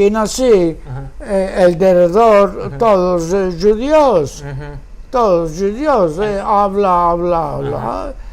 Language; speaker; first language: Spanish; early bilingual, heritage; Ladino